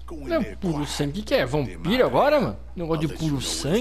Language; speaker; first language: Portuguese; native; Portuguese